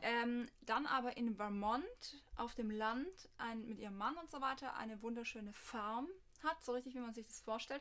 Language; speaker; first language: German; native; German